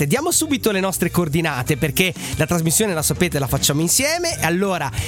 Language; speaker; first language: Italian; native; Italian